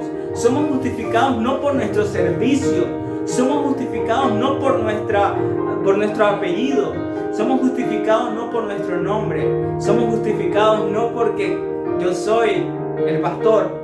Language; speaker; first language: Spanish; native; Spanish